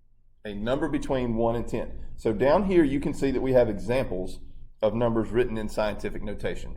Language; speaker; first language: English; native; English